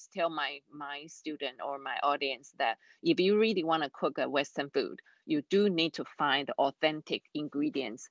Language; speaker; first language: English; non-native, fluent; Chinese